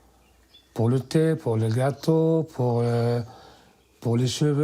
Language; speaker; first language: French; non-native, local second language; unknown